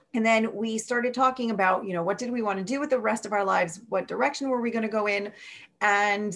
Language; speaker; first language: English; native; English